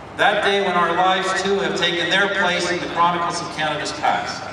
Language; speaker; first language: English; native; English